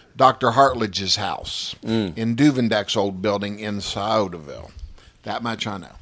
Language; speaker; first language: English; native; English